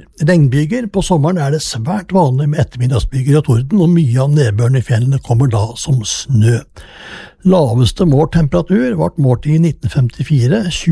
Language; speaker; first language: Norwegian; native; Norwegian